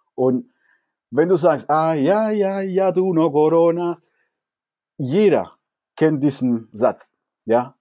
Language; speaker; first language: German; non-native, fluent; Spanish